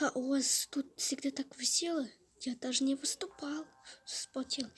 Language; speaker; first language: Russian; non-native, local second language; Kazakh